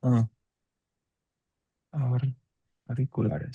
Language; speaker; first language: Spanish; non-native, learner; English